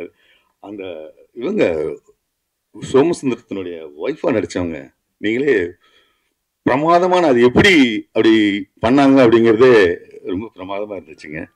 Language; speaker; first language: Tamil; native; Tamil